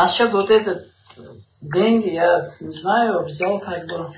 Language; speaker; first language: Russian; non-native, local second language; Uzbek